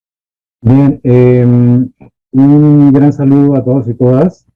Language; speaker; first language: Spanish; native; Spanish